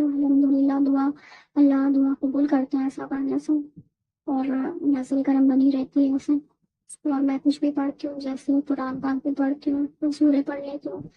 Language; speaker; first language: Urdu; native; Urdu